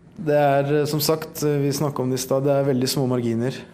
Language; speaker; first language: Norwegian; early bilingual, other home language; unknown